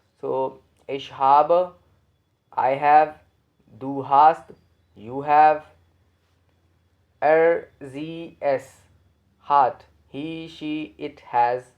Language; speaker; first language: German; non-native, learner; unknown